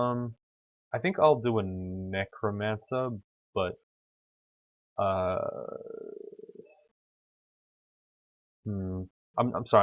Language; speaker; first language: English; native; English